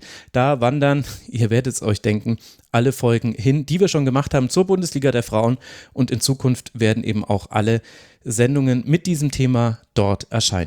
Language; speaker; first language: German; native; German